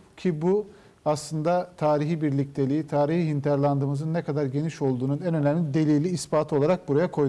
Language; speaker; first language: Turkish; native; Turkish